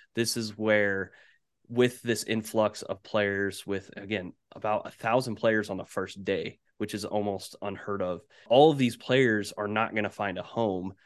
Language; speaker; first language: English; native; English